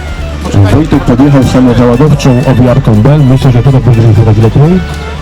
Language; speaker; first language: Polish; native; Polish